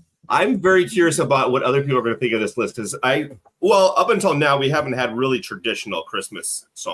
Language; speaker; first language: English; native; English